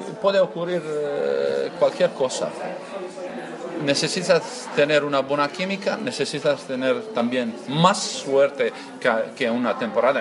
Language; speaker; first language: Spanish; non-native, learner; Croatian